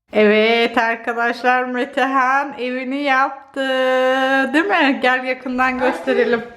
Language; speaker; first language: Turkish; early bilingual, heritage; Turkish